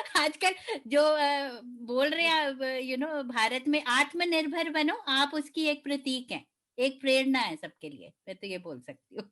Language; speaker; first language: Hindi; non-native, local second language; Gujarati